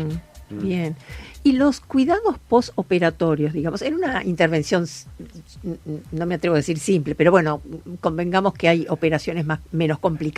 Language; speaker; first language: Spanish; native; Spanish